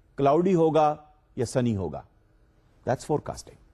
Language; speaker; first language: English; non-native, local second language; Urdu